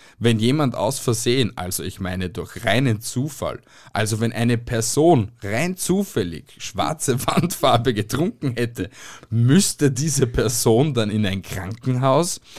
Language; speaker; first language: German; native; German